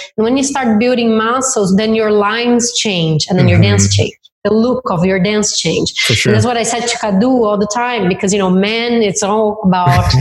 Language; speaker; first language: English; non-native, fluent; Portuguese